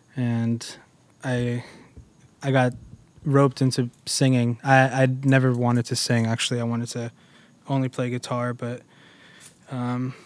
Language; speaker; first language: English; early bilingual, other home language; German